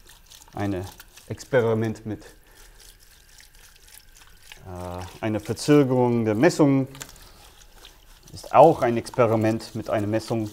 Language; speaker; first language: German; non-native, fluent; English